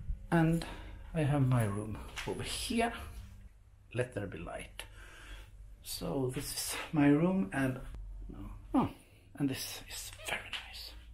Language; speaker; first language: English; non-native, fluent; Swedish